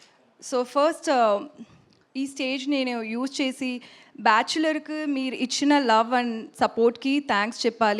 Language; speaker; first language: Telugu; non-native, learner; Tamil